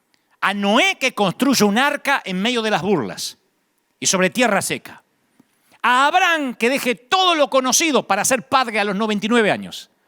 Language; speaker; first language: Spanish; native; Spanish